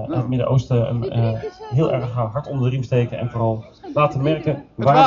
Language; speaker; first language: Dutch; native; Dutch